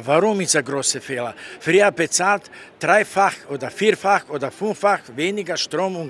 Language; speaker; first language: German; non-native, learner; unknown